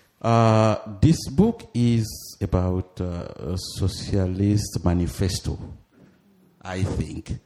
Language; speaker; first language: English; non-native, fluent; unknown